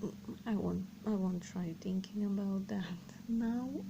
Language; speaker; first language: English; non-native, fluent; Serbian